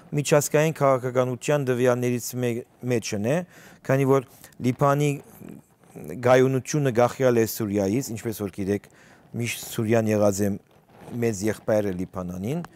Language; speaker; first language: Armenian; early bilingual, heritage; Armenian